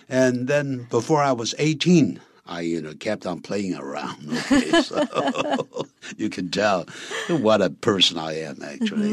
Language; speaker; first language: English; non-native, fluent; Chinese